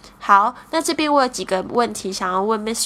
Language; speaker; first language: Chinese; native; Chinese